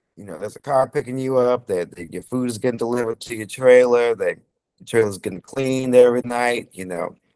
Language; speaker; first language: English; native; English